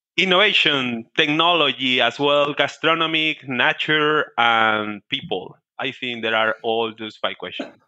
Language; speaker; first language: English; non-native, learner; Spanish